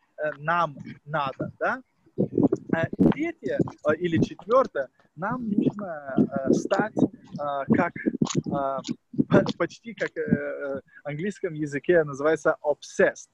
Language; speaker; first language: Russian; non-native, fluent; Lithuanian